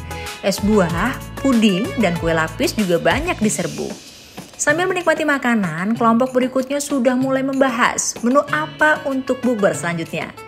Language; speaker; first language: Indonesian; native; Indonesian